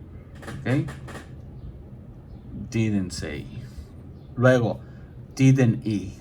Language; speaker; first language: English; non-native, fluent; Spanish